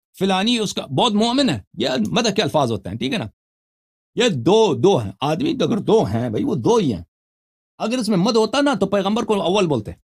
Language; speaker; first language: Urdu; non-native, fluent; Persian